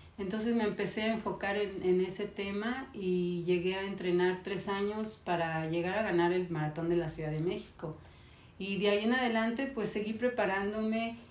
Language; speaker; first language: Spanish; native; Spanish